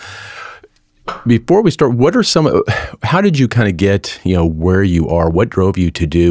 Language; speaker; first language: English; native; English